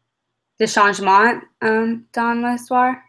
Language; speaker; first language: French; non-native, learner; English